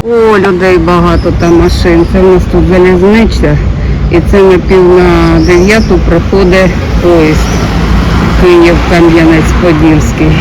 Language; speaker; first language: Ukrainian; non-native, local second language; Russian